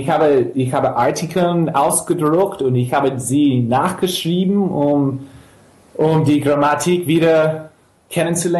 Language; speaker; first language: German; non-native, fluent; English